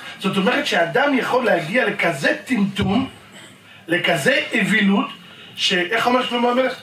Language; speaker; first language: Hebrew; native; Hebrew